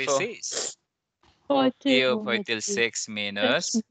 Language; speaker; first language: Swedish; non-native, fluent; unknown